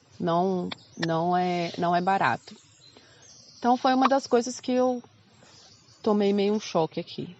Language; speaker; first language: Portuguese; native; Portuguese